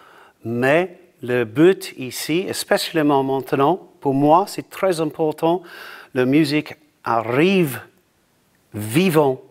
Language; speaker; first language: French; non-native, learner; English